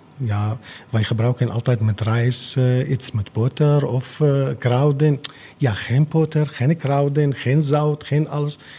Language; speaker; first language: Dutch; non-native, learner; Arabic